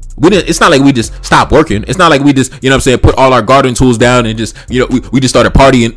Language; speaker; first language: English; early bilingual, other home language; Haitian Creole